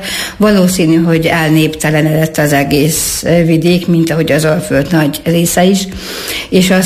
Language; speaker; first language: Hungarian; native; Hungarian